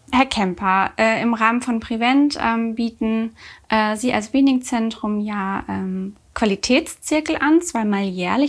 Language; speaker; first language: German; native; German